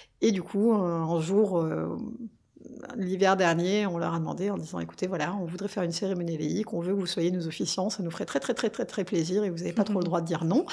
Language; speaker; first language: French; native; French